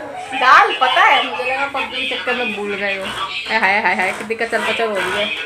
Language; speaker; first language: Hindi; native; Hindi